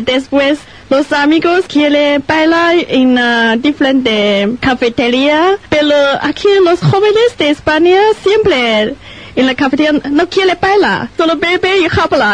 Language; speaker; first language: Spanish; non-native, learner; Chinese